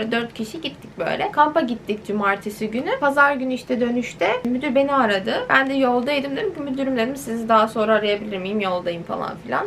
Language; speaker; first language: Turkish; native; Turkish